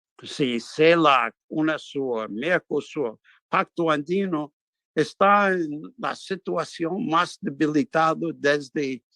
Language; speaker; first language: Spanish; non-native, fluent; English